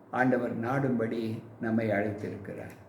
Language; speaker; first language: Tamil; native; Tamil